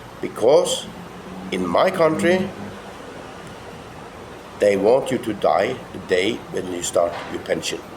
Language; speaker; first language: English; non-native, fluent; Norwegian